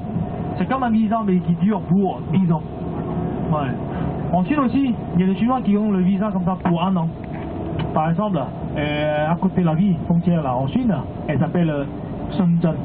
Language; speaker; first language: French; non-native, fluent; Cantonese